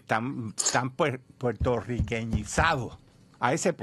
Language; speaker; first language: Spanish; native; Spanish